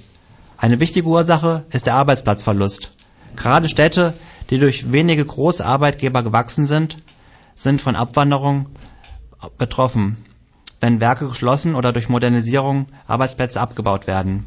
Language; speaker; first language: German; native; German